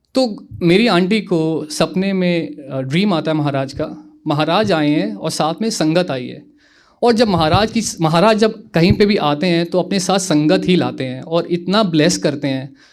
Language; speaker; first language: Hindi; native; Hindi